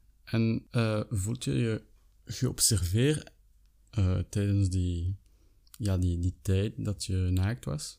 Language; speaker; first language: Dutch; non-native, learner; French